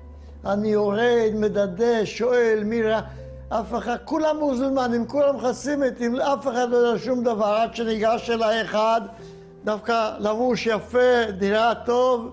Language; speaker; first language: Hebrew; non-native, fluent; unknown